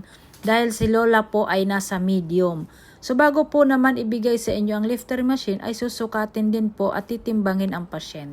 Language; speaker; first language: Filipino; native; Filipino